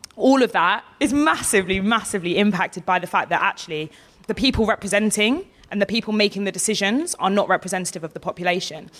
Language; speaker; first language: English; native; English